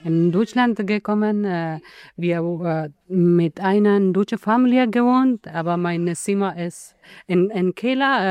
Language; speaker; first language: German; non-native, learner; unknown